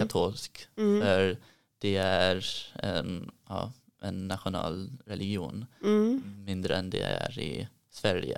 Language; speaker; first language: Swedish; early bilingual, heritage; Swedish